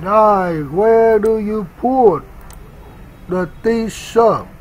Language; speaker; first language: English; non-native, learner; Vietnamese